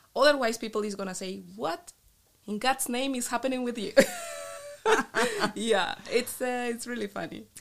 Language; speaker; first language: English; non-native, fluent; Spanish